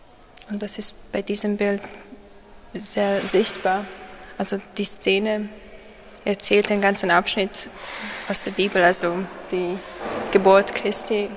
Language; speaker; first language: German; early bilingual, other home language; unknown